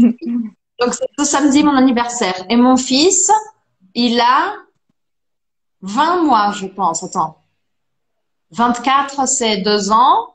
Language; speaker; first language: French; non-native, fluent; Portuguese